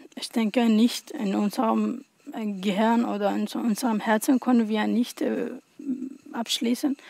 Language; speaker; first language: German; non-native, learner; Arabic